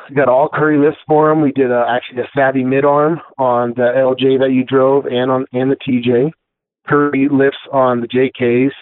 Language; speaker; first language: English; native; English